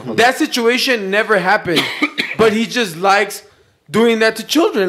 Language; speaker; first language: English; early bilingual, other home language; Spanish